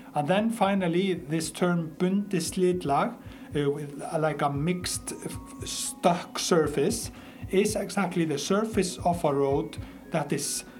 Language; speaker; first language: English; non-native, fluent; Icelandic